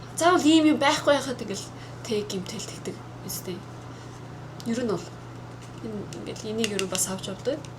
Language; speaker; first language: Mongolian; early bilingual, heritage; Mongolian